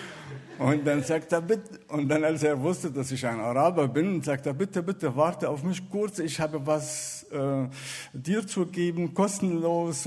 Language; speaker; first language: German; non-native, fluent; Arabic